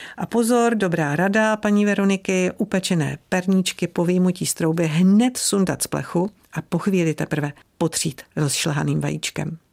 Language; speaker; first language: Czech; native; Czech